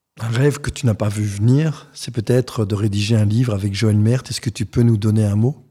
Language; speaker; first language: French; native; French